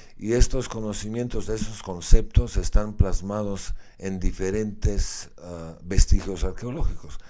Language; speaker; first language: Spanish; non-native, fluent; Slovenian